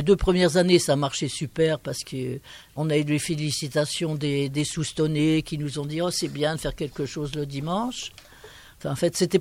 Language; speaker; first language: French; native; French